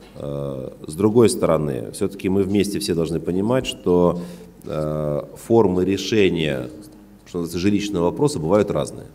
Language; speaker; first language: Russian; native; Russian